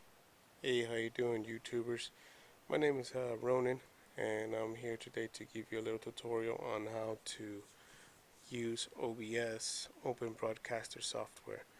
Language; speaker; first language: English; native; English